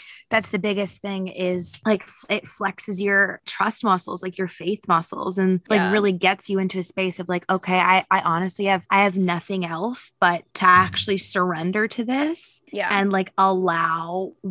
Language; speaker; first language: English; native; English